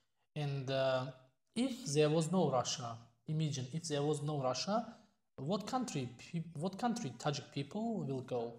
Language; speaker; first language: English; non-native, fluent; Tajik